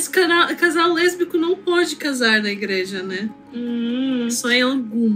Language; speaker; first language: Portuguese; non-native, fluent; Russian